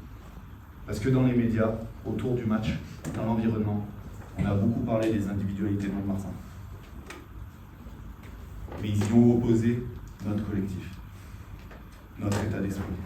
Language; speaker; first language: French; native; French